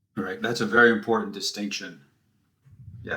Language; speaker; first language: English; native; English